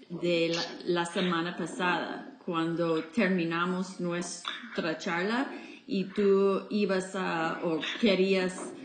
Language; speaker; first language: Spanish; non-native, fluent; English